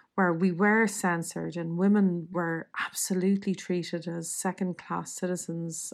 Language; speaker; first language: English; native; English